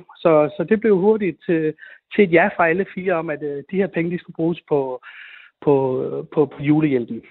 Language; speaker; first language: Danish; early bilingual, other home language; Sinhala